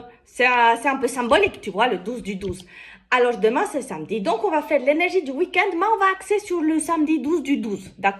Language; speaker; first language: French; native; French